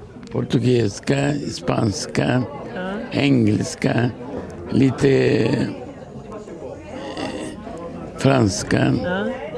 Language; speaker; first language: Swedish; early bilingual, other home language; Portuguese